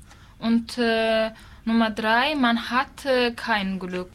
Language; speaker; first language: German; non-native, learner; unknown